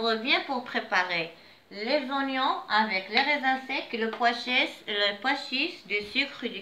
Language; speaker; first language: French; non-native, fluent; Arabic